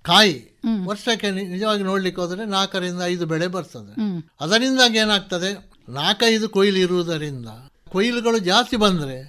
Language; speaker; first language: Kannada; non-native, local second language; Tulu